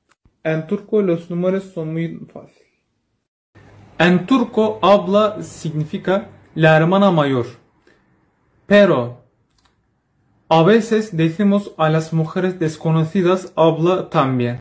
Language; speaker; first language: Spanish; non-native, learner; Turkish